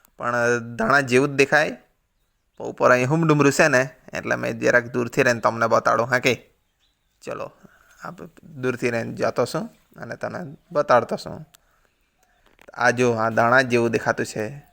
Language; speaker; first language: Gujarati; non-native, local second language; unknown